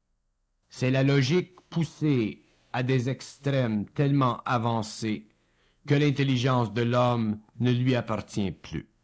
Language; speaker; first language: French; native; French